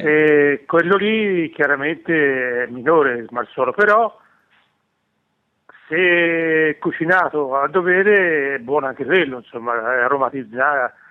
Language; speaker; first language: Italian; native; Italian